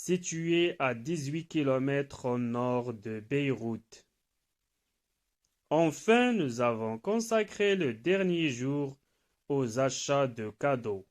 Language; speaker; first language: French; non-native, local second language; Arabic